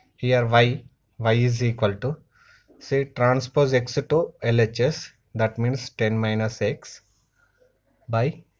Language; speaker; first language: English; non-native, local second language; Telugu